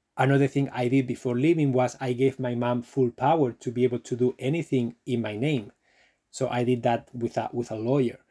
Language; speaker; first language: English; non-native, fluent; Spanish